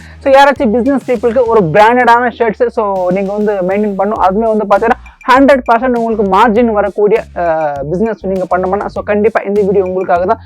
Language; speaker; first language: Tamil; native; Tamil